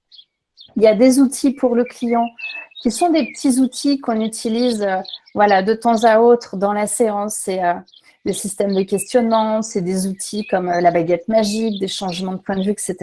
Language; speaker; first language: French; native; French